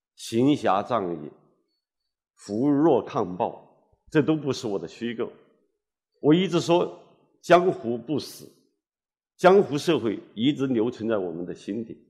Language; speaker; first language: Chinese; native; Chinese